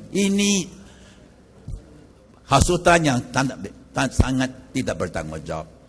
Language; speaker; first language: Malay; non-native, local second language; Chinese